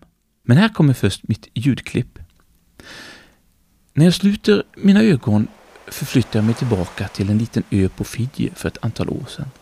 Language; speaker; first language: Swedish; native; Swedish